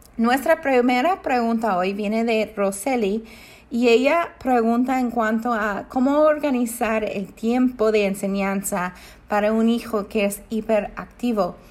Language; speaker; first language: Spanish; non-native, fluent; English